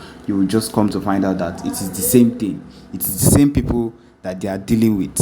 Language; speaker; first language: English; native; English